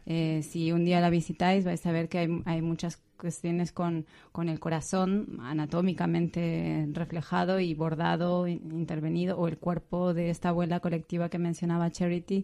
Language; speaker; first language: Spanish; native; Spanish